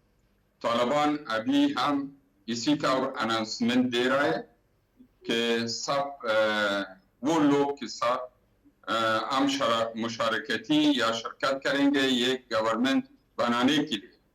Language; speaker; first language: Hindi; non-native, learner; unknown